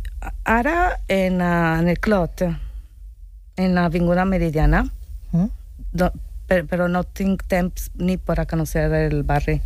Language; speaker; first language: Catalan; non-native, learner; Italian